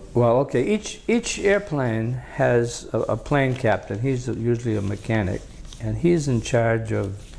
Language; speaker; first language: English; native; English